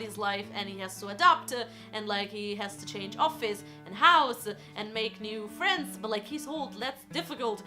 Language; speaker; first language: English; non-native, fluent; Italian